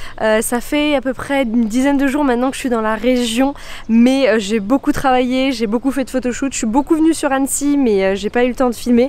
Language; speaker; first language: French; native; French